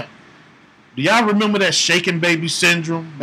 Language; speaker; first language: English; native; English